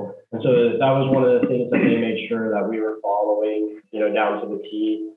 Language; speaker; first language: English; native; English